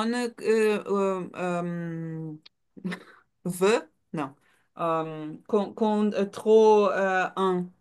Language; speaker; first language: French; non-native, learner; Portuguese